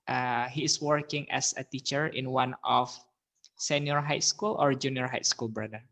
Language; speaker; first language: English; non-native, learner; Indonesian